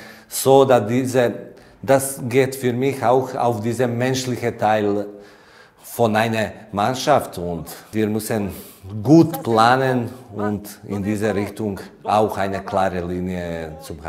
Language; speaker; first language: German; non-native, learner; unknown